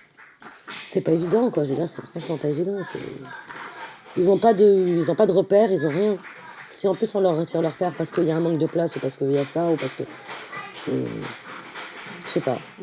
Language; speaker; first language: French; native; French